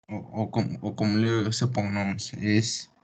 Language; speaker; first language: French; non-native, learner; Spanish